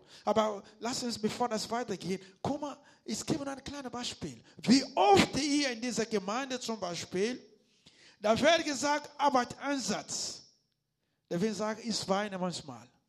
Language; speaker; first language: German; non-native, learner; Lingala